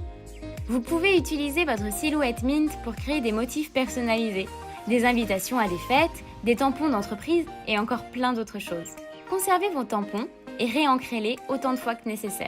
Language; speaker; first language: French; native; French